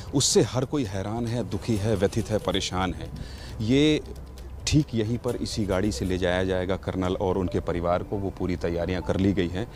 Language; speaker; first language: Hindi; native; Hindi